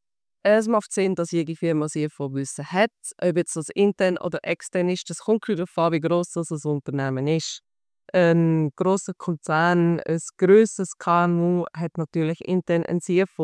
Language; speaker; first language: German; native; German